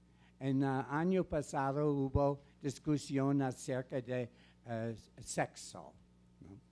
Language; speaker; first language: Spanish; non-native, fluent; English